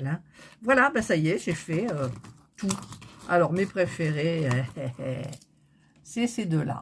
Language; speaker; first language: French; native; French